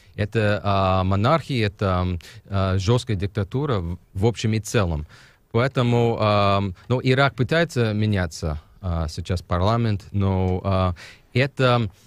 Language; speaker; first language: Russian; non-native, fluent; English